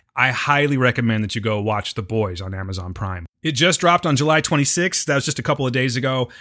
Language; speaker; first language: English; native; English